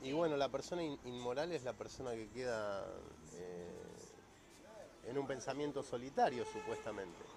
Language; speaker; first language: Spanish; native; Spanish